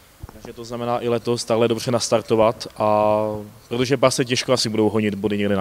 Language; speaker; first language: Czech; native; Czech